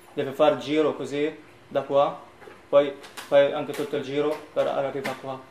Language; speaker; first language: Italian; non-native, learner; Arabic